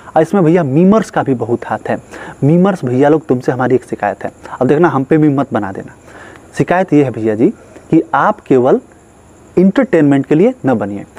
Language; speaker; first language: Hindi; native; Hindi